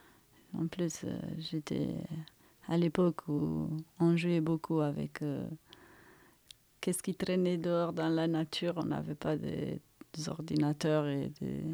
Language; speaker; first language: French; non-native, fluent; Romanian